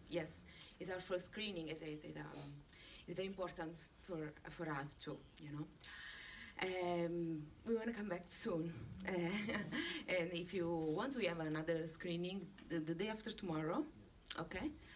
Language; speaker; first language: English; non-native, learner; Italian